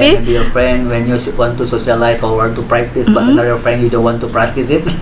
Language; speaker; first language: English; non-native, learner; Indonesian